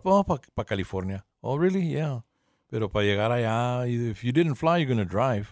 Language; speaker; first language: English; early bilingual, other home language; Spanish